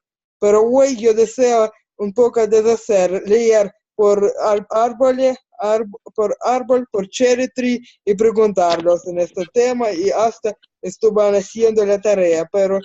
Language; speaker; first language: Spanish; non-native, learner; Ukrainian